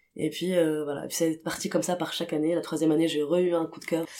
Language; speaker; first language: French; non-native, local second language; Arabic